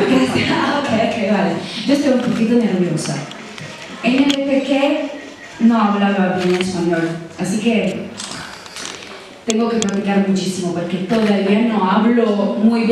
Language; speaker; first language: Spanish; non-native, learner; Italian